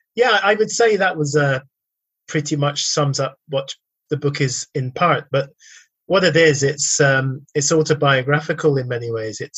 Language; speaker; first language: English; native; English